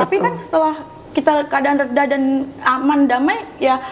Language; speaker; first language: Indonesian; native; Indonesian